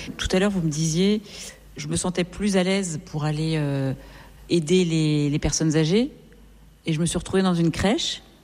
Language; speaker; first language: French; native; French